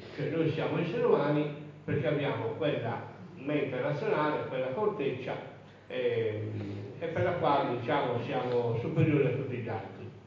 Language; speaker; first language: Italian; native; Italian